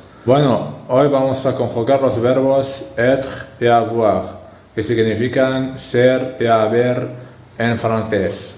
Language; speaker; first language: Spanish; non-native, fluent; Arabic